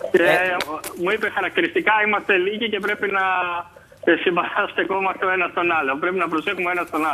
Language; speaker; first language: Greek; native; Greek